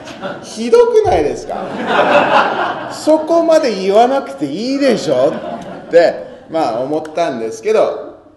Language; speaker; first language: Japanese; non-native, fluent; English